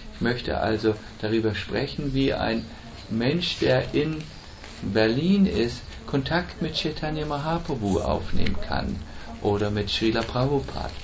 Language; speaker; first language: German; native; German